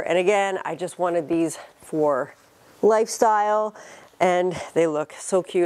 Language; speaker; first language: English; native; English